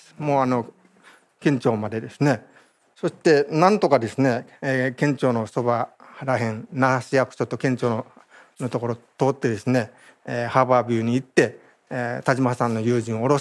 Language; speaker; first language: Japanese; native; Japanese